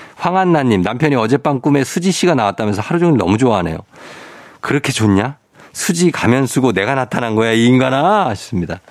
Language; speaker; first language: Korean; native; Korean